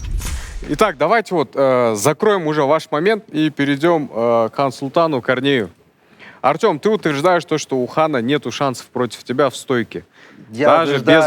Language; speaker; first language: Russian; non-native, local second language; Kazakh